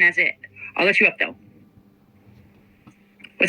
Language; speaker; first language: English; native; English